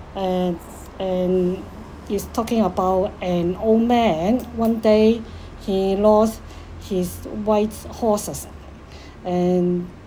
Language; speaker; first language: English; non-native, learner; Chinese